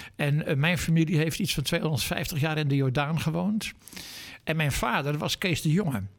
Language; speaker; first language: Dutch; native; Dutch